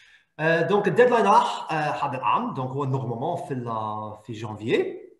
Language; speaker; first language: Arabic; non-native, fluent; English